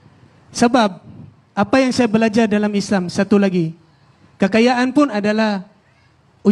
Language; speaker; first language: Indonesian; non-native, fluent; Filipino